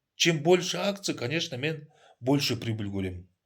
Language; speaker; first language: Russian; non-native, local second language; Kazakh